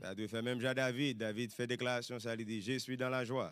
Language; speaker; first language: French; native; French